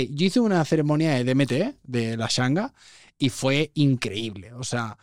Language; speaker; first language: Spanish; native; Spanish